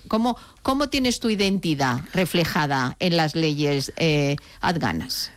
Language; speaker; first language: Spanish; native; Spanish